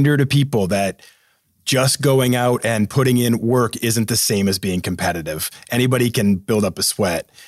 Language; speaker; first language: English; native; English